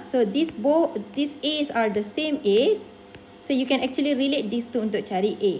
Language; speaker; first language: English; non-native, local second language; Malay